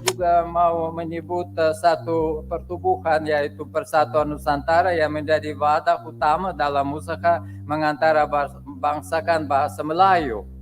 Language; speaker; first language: Indonesian; non-native, fluent; Russian